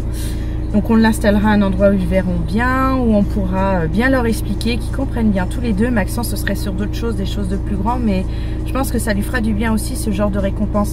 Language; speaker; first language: French; native; French